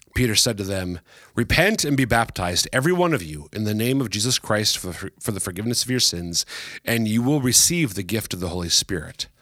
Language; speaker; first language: English; native; English